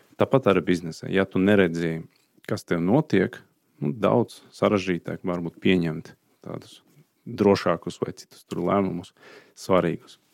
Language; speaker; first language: Latvian; non-native, fluent; Azerbaijani